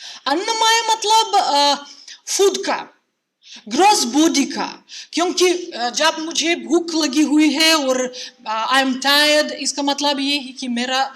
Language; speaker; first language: Hindi; non-native, fluent; Russian